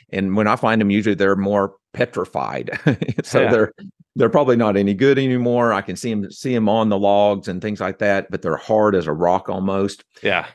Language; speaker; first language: English; native; English